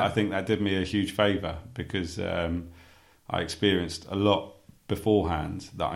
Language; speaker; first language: English; native; English